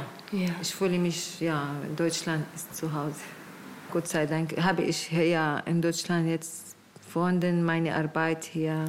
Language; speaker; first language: German; non-native, learner; Arabic